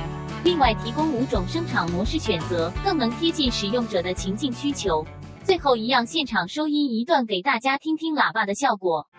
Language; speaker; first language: Chinese; native; Chinese